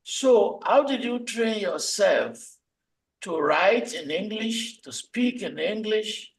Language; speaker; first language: English; non-native, local second language; Yoruba